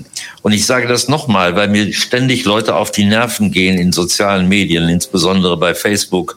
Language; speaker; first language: German; native; German